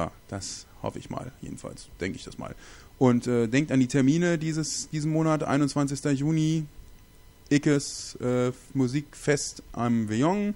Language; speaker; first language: German; native; German